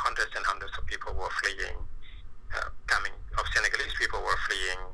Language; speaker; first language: English; non-native, fluent; French